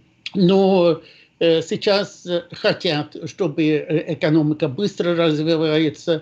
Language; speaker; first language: Russian; non-native, fluent; Swedish